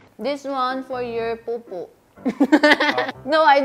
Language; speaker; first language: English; non-native, fluent; Korean